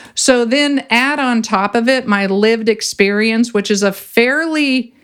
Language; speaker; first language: English; native; English